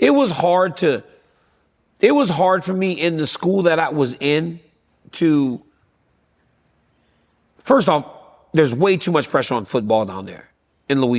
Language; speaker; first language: English; native; English